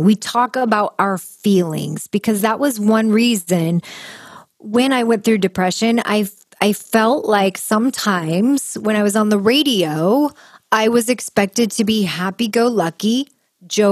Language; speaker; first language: English; native; English